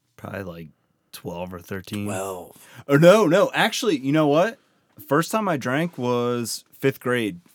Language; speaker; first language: English; native; English